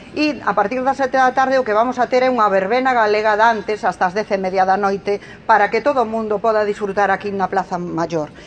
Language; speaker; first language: Galician; non-native, local second language; Spanish